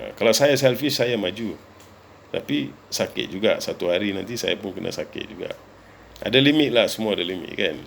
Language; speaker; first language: Malay; non-native, local second language; Tamil